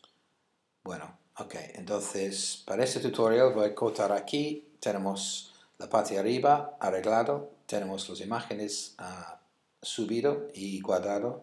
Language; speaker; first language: Spanish; non-native, fluent; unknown